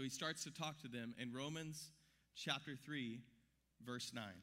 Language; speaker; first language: English; native; English